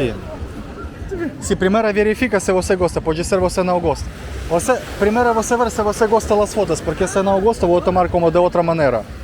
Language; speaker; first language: Portuguese; non-native, learner; Russian